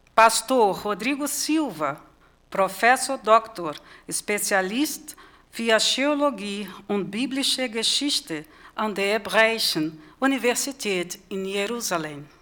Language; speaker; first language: German; non-native, fluent; Portuguese